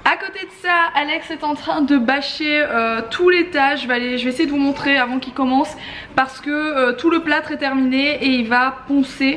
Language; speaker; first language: French; native; French